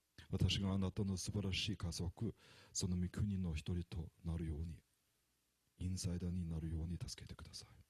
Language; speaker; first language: Japanese; non-native, fluent; German